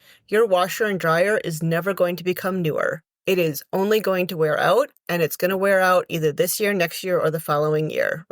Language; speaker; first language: English; native; English